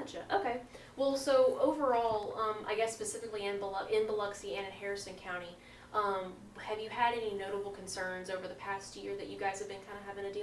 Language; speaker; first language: English; native; English